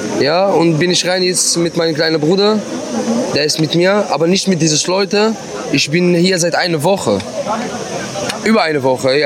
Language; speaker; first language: German; non-native, fluent; Arabic